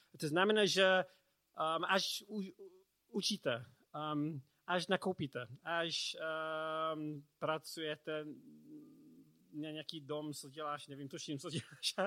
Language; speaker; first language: Czech; non-native, learner; English